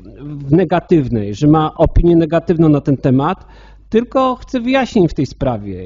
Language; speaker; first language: Polish; native; Polish